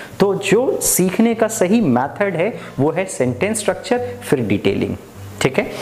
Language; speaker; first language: Hindi; native; Hindi